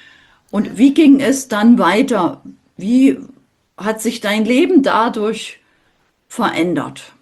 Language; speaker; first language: German; native; German